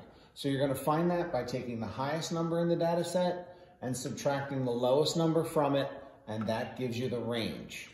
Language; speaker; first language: English; native; English